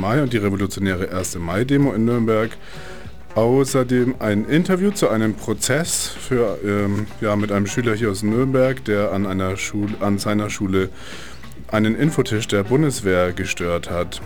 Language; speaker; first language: German; native; German